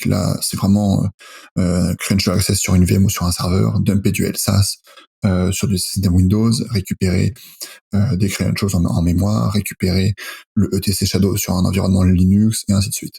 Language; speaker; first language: French; native; French